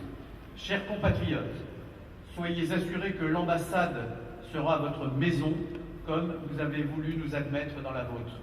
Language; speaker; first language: French; native; French